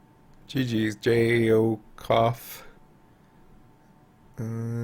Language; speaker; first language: English; native; English